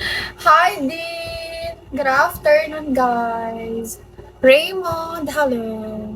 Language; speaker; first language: English; non-native, learner; Filipino